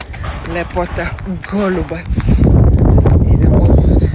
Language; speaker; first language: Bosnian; non-native, learner; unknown